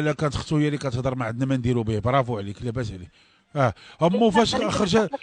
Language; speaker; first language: Arabic; native; Arabic